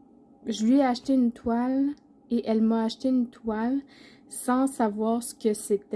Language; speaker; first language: French; native; French